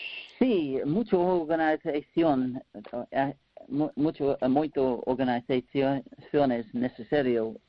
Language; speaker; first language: Spanish; non-native, learner; English